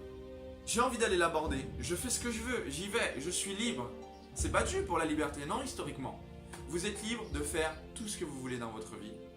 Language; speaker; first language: French; native; French